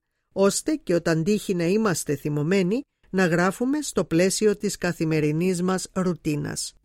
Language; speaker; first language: Greek; native; Greek